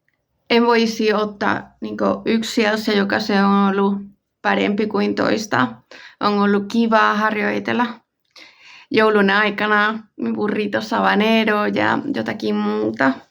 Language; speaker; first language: Finnish; non-native, fluent; Spanish